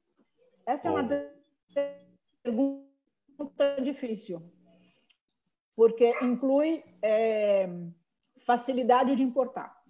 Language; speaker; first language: Spanish; non-native, learner; Portuguese